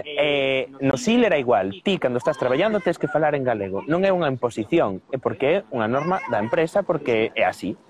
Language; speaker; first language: Galician; non-native, local second language; Spanish